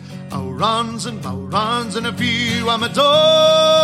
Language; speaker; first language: English; native; English